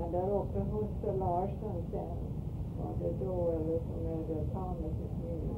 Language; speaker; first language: Swedish; early bilingual, heritage; Swedish